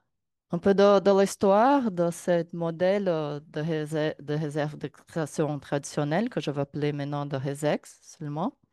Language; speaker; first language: French; non-native, learner; Portuguese